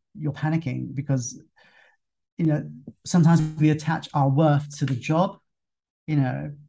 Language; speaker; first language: English; native; English